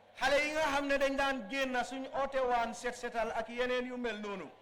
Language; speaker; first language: Wolof; native; Wolof